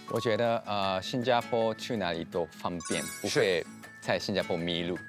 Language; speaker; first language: Chinese; non-native, fluent; Japanese